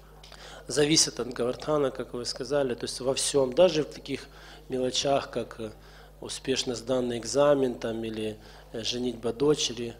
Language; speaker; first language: Russian; native; Russian